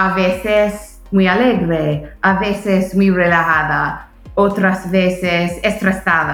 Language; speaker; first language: Spanish; non-native, fluent; English